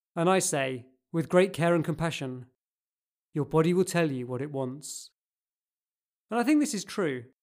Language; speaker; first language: English; native; English